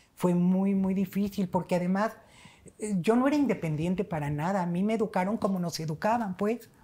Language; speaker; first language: Spanish; native; Spanish